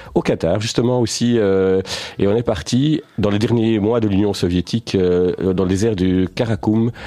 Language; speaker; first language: French; native; French